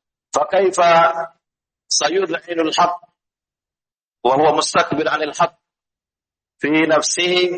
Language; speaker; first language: Arabic; non-native, fluent; Indonesian